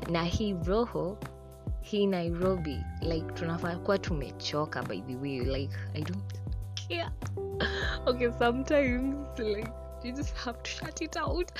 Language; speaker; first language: English; non-native, local second language; Swahili